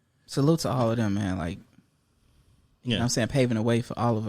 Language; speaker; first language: English; native; English